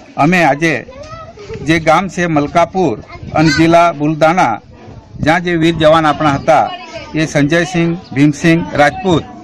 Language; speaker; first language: Gujarati; native; Gujarati